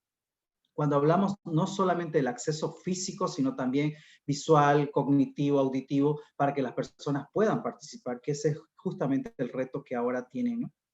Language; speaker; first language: Spanish; native; Spanish